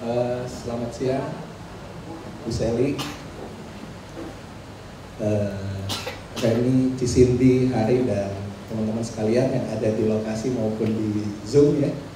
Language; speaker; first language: Indonesian; native; Indonesian